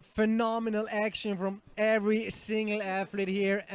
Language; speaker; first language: English; non-native, fluent; German